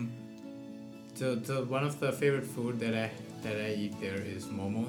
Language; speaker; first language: English; non-native, local second language; Nepali